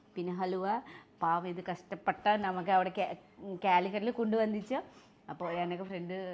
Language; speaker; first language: Malayalam; non-native, learner; Nepali